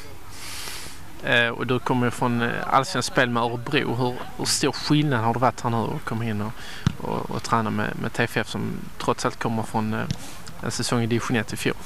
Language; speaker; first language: Swedish; native; Swedish